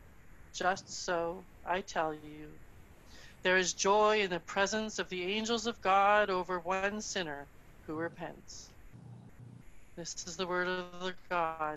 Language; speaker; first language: English; native; English